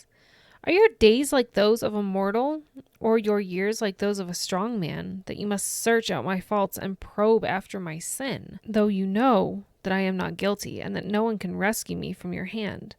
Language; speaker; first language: English; native; English